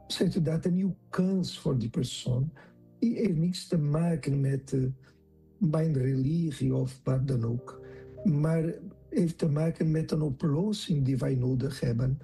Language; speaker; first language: Dutch; non-native, fluent; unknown